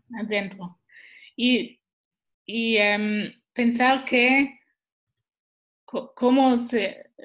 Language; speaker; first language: Spanish; non-native, learner; Swiss German